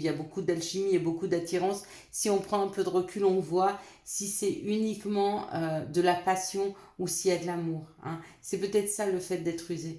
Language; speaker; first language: French; native; French